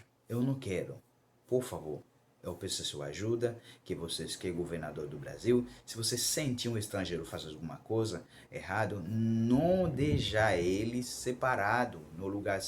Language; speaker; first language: Portuguese; non-native, local second language; Haitian Creole